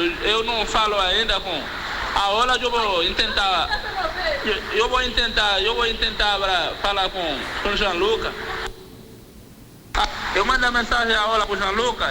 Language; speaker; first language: Portuguese; non-native, fluent; Spanish